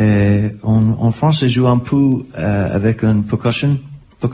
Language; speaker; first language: French; non-native, learner; English